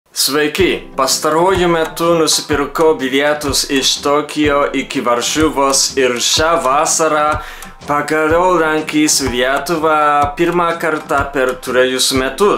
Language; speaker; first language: Lithuanian; non-native, fluent; Japanese